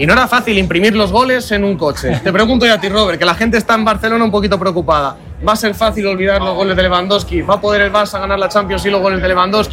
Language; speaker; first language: Spanish; native; Spanish